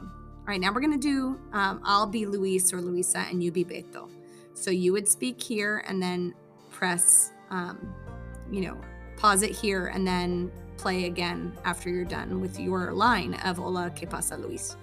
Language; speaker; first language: English; native; English